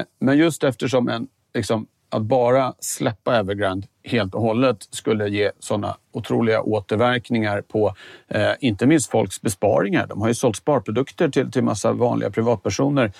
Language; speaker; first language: Swedish; native; Swedish